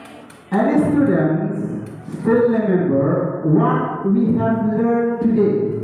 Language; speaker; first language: English; non-native, local second language; Indonesian